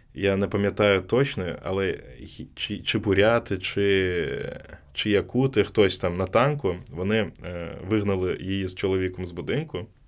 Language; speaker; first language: Ukrainian; non-native, local second language; Crimean Tatar